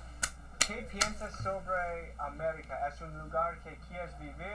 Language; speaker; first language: Spanish; non-native, learner; English